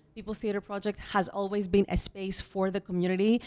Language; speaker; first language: English; non-native, fluent; Greek